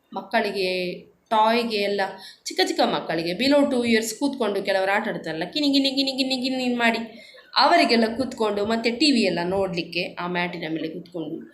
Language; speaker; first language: Kannada; non-native, local second language; Konkani